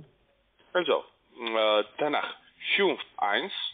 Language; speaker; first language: German; non-native, learner; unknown